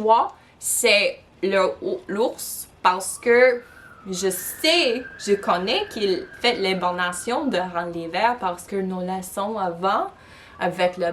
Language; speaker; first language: French; non-native, local second language; English